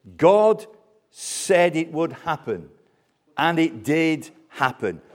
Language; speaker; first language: English; native; English